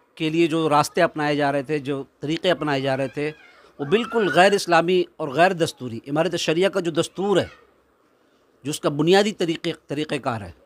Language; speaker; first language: Hindi; native; Hindi